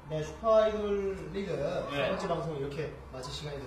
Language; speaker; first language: Korean; native; Korean